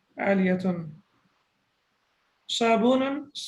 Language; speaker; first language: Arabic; non-native, fluent; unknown